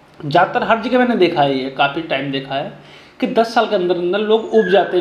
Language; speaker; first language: Hindi; native; Hindi